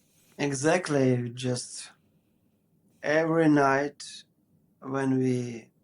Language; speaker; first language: English; non-native, learner; Ukrainian